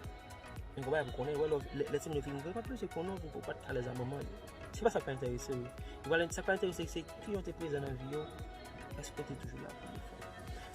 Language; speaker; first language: French; non-native, local second language; Haitian Creole